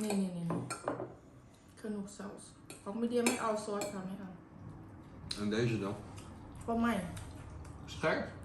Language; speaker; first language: Dutch; non-native, learner; Thai